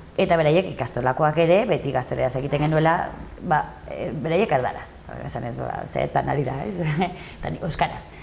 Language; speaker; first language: Basque; non-native, local second language; Spanish